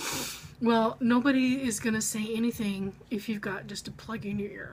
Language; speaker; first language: English; native; English